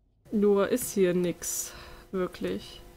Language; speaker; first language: German; native; German